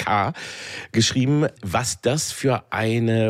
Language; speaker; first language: German; native; German